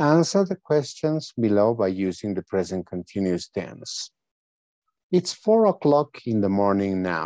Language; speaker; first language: English; non-native, fluent; Spanish